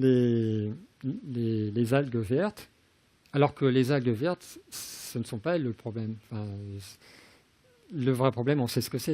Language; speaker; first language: French; native; French